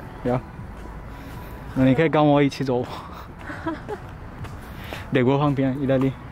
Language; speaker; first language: Chinese; non-native, learner; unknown